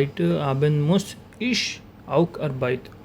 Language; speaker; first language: German; non-native, learner; Hindi